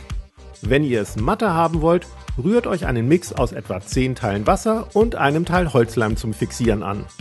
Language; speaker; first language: German; native; German